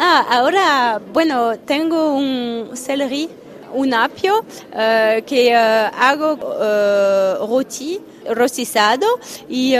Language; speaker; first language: Spanish; non-native, fluent; French